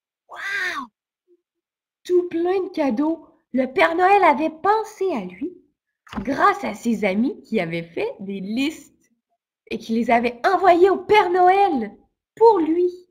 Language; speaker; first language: French; native; French